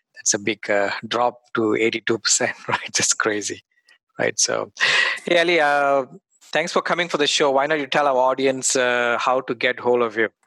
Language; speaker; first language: English; non-native, fluent; Hebrew